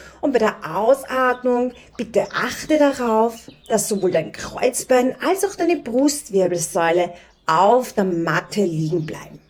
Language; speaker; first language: German; native; German